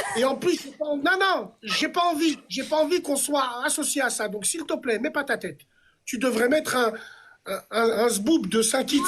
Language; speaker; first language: French; native; French